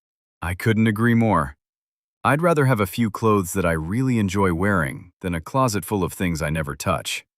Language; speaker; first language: English; native; English